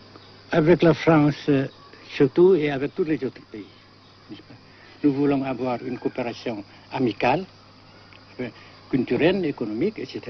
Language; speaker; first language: French; non-native, fluent; Vietnamese